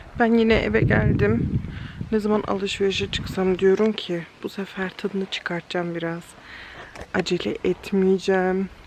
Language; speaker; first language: Turkish; early bilingual, heritage; Turkish